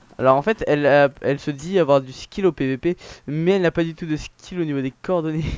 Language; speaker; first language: French; native; French